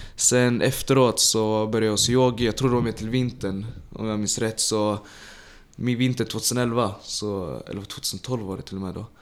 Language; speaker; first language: Swedish; early bilingual, other home language; Tajik